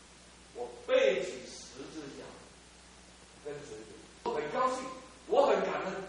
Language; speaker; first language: Chinese; early bilingual, heritage; Cantonese